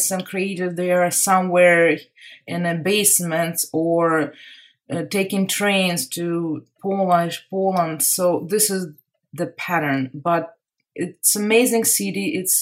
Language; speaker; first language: English; non-native, fluent; Ukrainian